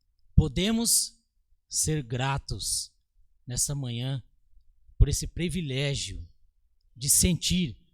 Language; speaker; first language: Portuguese; native; Portuguese